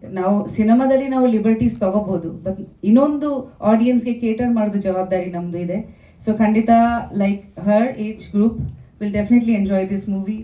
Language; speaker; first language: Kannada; non-native, fluent; Bangla